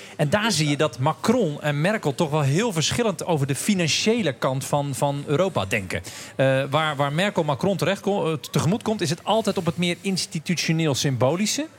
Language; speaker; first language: Dutch; native; Dutch